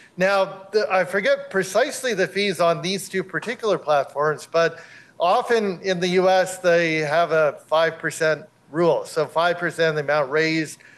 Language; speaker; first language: English; native; English